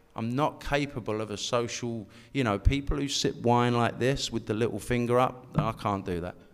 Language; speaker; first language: English; native; English